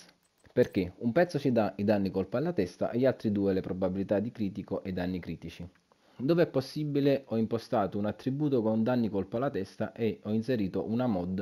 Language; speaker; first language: Italian; native; Italian